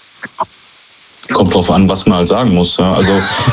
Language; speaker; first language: German; native; German